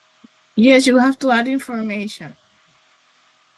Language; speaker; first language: English; non-native, learner; Spanish